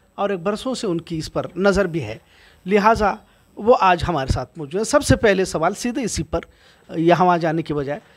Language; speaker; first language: Hindi; non-native, local second language; Urdu